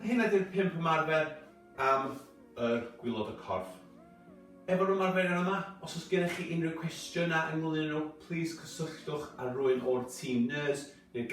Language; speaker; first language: Welsh; native; Welsh